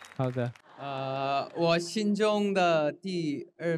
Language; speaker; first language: Chinese; non-native, learner; Thai